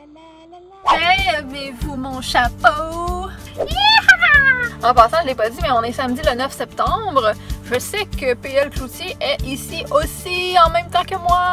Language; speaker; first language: French; native; French